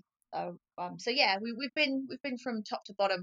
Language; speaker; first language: English; native; English